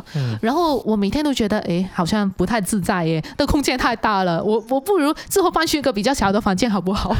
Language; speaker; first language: Chinese; non-native, local second language; Cantonese